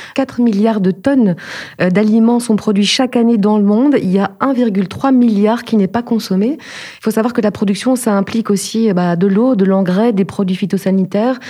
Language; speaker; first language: French; native; French